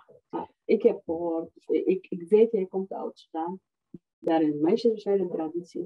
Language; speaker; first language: Dutch; non-native, fluent; Arabic